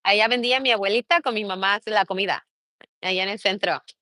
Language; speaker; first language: Spanish; early bilingual, heritage; Spanish